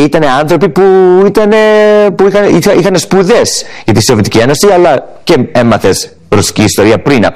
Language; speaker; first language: Greek; early bilingual, heritage; English